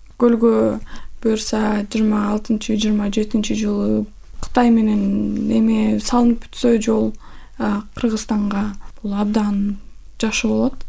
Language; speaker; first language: Kyrgyz; non-native, local second language; Russian